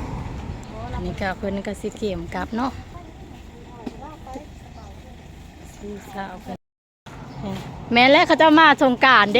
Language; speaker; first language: Thai; non-native, local second language; Lao